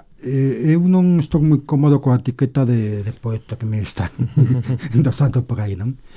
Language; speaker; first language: Galician; native; Galician